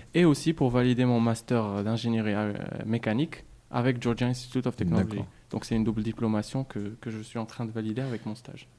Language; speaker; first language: French; non-native, local second language; Arabic